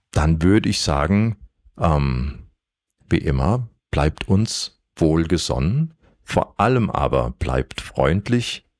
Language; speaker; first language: German; native; German